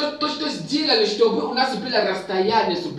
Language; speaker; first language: Russian; non-native, fluent; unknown